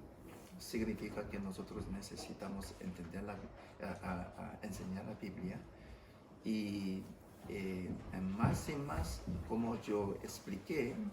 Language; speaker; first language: Spanish; non-native, fluent; English